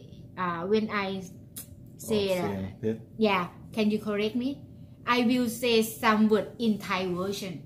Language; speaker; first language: English; non-native, learner; Thai